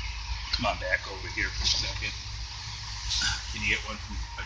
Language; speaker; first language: English; native; English